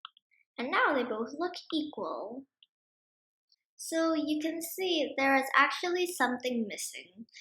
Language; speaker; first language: English; non-native, fluent; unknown